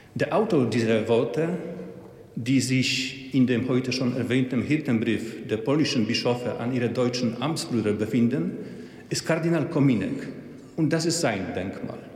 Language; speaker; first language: German; non-native, fluent; Polish